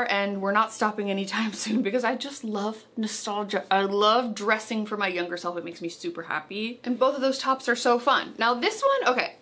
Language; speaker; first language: English; native; English